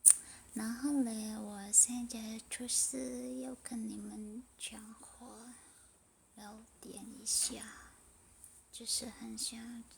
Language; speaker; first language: Chinese; non-native, learner; Indonesian